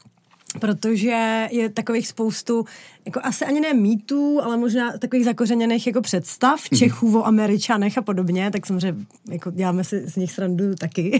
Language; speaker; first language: Czech; native; Czech